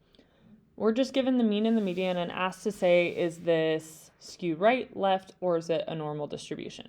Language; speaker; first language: English; native; English